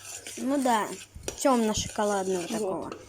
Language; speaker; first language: Russian; native; Russian